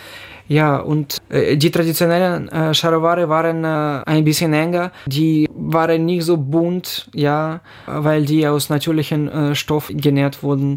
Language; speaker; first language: German; non-native, fluent; Ukrainian